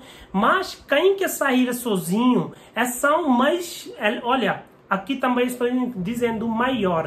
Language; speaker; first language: Portuguese; non-native, learner; Hindi